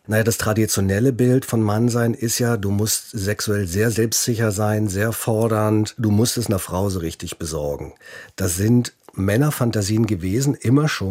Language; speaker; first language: German; native; German